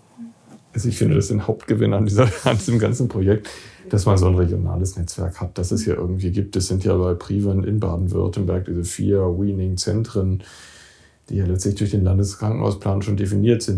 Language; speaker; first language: German; native; German